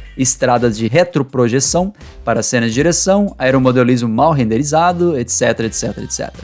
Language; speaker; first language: Portuguese; native; Portuguese